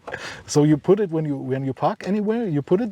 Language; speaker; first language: English; non-native, fluent; German